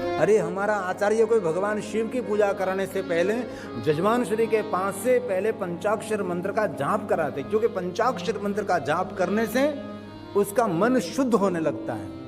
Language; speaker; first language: Hindi; non-native, local second language; Gujarati